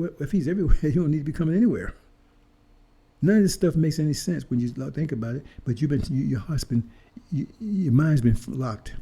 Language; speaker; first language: English; native; English